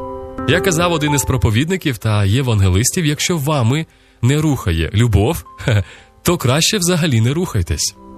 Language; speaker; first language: Ukrainian; native; Ukrainian